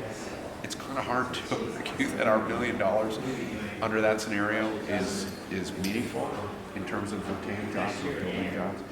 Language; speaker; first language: English; native; English